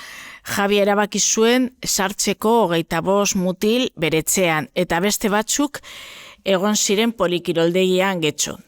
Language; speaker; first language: Basque; non-native, local second language; Spanish